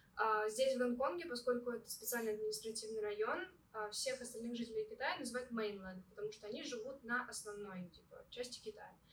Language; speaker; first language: Russian; native; Russian